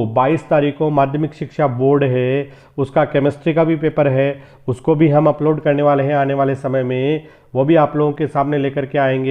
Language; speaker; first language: Hindi; native; Hindi